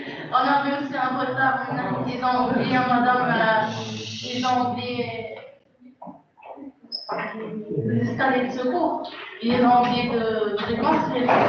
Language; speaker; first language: French; non-native, local second language; Arabic